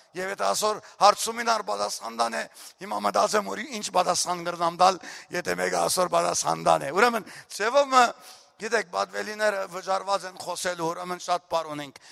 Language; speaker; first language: Armenian; early bilingual, heritage; Armenian